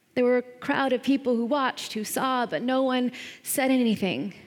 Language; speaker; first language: English; native; English